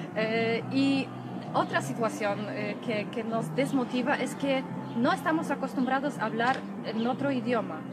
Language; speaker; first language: Spanish; non-native, fluent; Polish